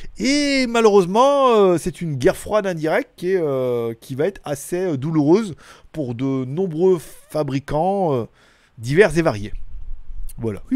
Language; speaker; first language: French; native; French